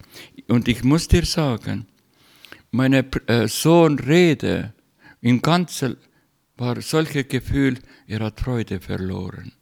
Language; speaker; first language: German; non-native, learner; Estonian